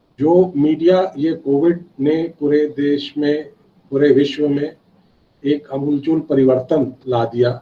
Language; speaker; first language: Hindi; native; Hindi